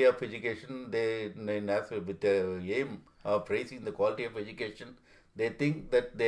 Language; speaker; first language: English; non-native, local second language; Tamil